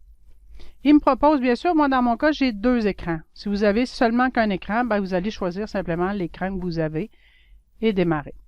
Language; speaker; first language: French; native; French